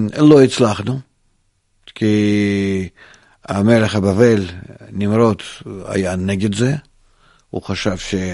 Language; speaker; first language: Hebrew; non-native, fluent; Russian